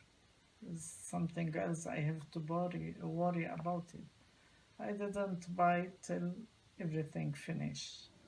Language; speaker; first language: English; non-native, learner; Arabic